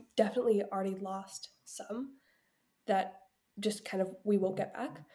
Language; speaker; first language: English; early bilingual, other home language; Ukrainian